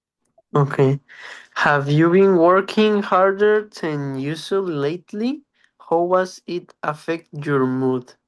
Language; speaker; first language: English; non-native, learner; Spanish